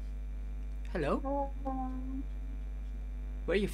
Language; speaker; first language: English; non-native, learner; Indonesian